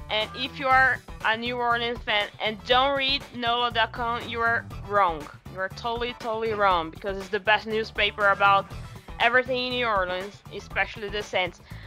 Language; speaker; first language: English; non-native, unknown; Portuguese